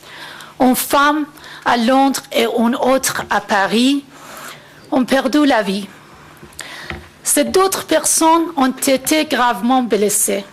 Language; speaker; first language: French; non-native, fluent; Persian